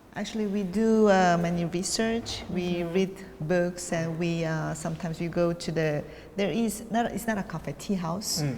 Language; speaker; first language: English; non-native, learner; Korean